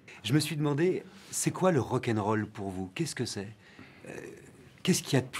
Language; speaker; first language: French; native; French